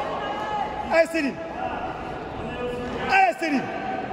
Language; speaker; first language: French; native; French